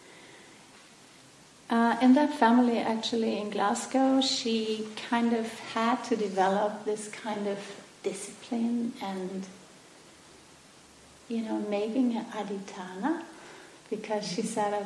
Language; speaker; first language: English; non-native, fluent; German